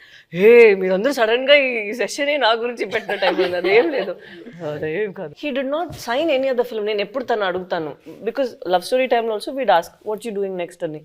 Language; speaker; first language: Telugu; non-native, fluent; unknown